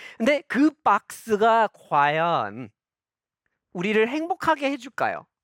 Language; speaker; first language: Korean; non-native, fluent; English